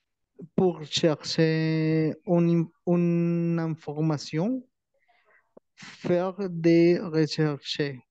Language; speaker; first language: French; non-native, learner; Spanish